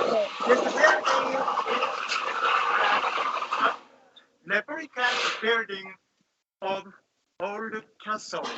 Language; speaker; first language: English; non-native, learner; Japanese